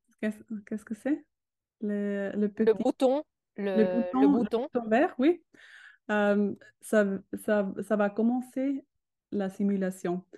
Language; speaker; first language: French; non-native, learner; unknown